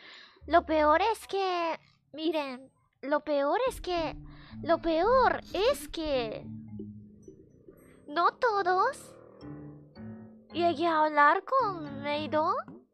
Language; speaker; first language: Spanish; non-native, fluent; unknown